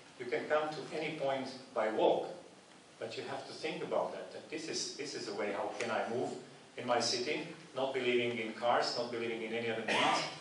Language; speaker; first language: English; non-native, fluent; Slovak